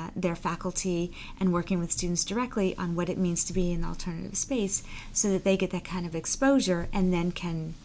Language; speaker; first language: English; native; English